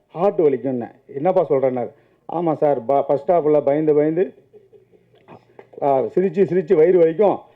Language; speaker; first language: Tamil; native; Tamil